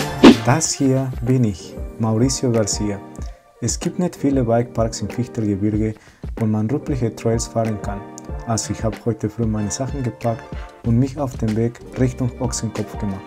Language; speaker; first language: German; non-native, fluent; Spanish